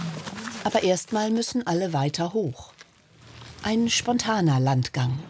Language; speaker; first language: German; native; German